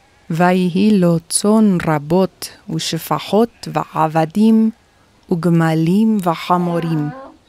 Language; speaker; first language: Hebrew; non-native, fluent; Korean